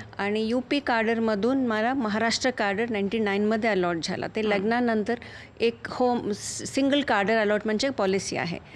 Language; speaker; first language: Marathi; non-native, fluent; Malayalam